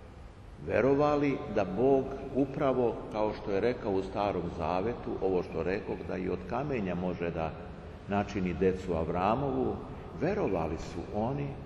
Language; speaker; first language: Serbian; native; Serbian